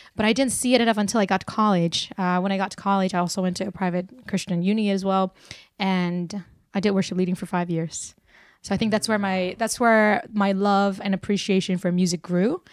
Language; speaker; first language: English; early bilingual, other home language; Burmese